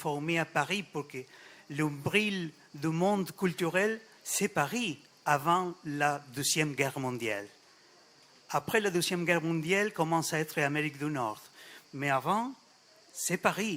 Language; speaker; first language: French; non-native, fluent; Spanish